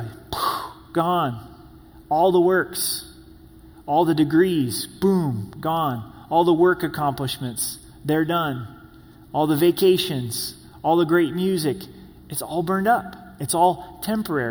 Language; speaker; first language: English; native; English